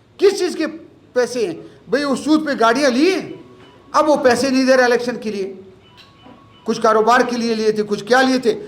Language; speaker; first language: Urdu; non-native, local second language; Pashto